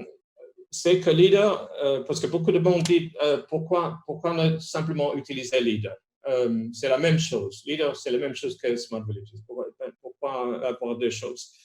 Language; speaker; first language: French; non-native, fluent; Spanish